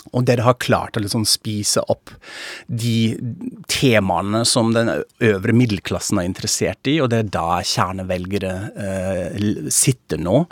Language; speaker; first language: Norwegian; non-native, fluent; German